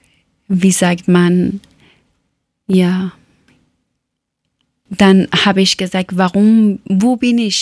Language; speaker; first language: German; non-native, learner; Persian